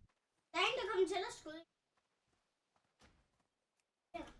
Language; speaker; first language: Danish; early bilingual, other home language; Vietnamese